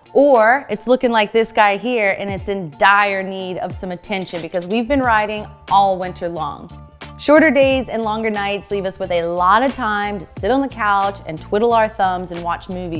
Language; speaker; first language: English; native; English